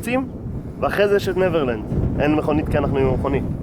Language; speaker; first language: Hebrew; native; Hebrew